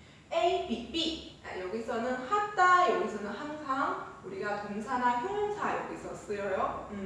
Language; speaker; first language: Korean; non-native, fluent; Chinese